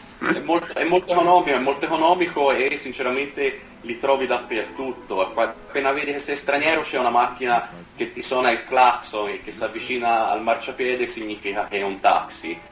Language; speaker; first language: Italian; native; Italian